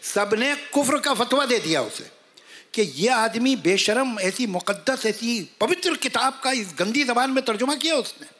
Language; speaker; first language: Hindi; native; Hindi